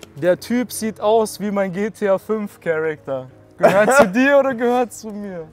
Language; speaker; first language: German; native; German